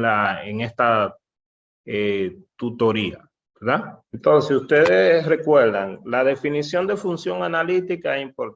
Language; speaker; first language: Spanish; native; Spanish